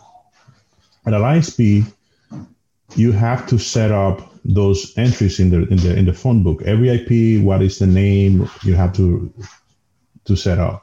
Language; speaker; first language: English; non-native, fluent; Spanish